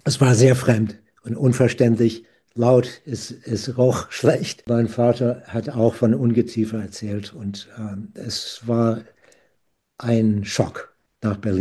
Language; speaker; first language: German; non-native, fluent; English